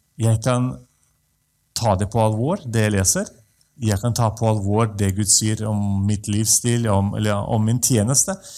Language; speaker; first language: Norwegian; non-native, fluent; Russian